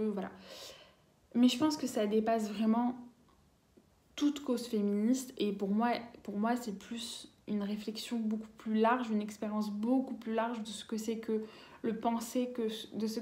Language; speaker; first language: French; native; French